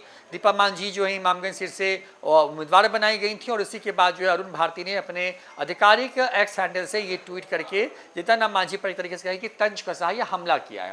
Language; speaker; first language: Hindi; native; Hindi